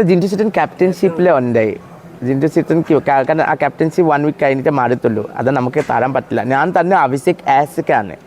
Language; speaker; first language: Malayalam; non-native, local second language; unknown